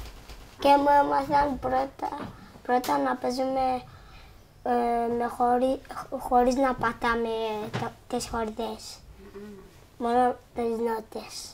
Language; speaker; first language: Greek; early bilingual, other home language; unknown